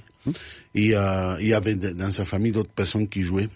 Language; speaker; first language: French; non-native, fluent; Spanish